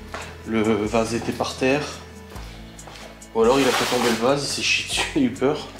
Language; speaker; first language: French; native; French